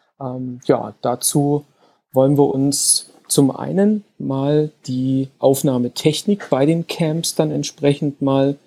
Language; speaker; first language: German; native; German